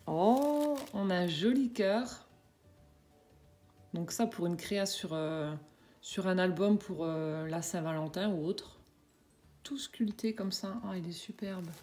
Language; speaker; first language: French; native; French